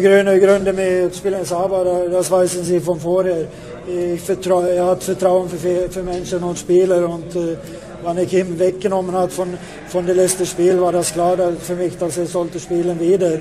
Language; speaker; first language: German; non-native, fluent; Swedish